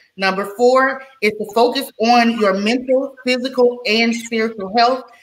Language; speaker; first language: English; native; English